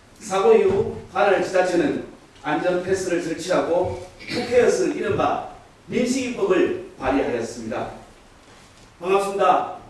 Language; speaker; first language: Korean; native; Korean